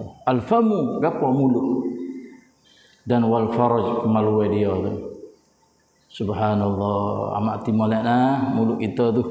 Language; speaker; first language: Malay; native; Malay